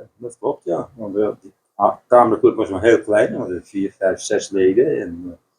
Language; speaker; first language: Dutch; native; Dutch